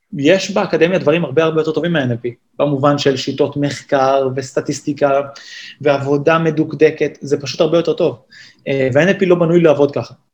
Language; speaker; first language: Hebrew; native; Hebrew